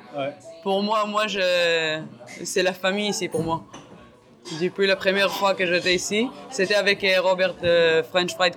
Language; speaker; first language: French; non-native, learner; Hebrew